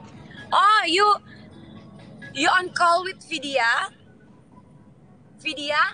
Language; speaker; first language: English; non-native, learner; Indonesian